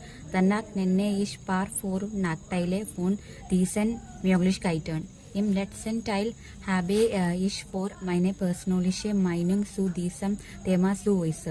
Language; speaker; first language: German; non-native, learner; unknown